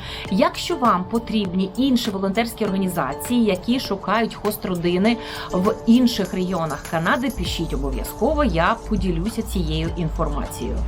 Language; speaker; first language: Ukrainian; native; Ukrainian